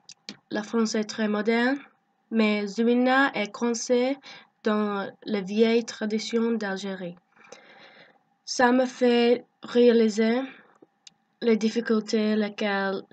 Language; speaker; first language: French; non-native, learner; English